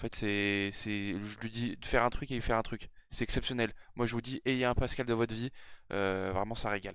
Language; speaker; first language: French; native; French